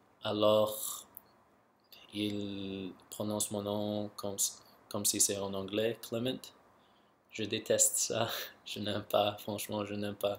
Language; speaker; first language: French; non-native, local second language; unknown